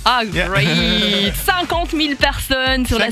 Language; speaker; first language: French; native; French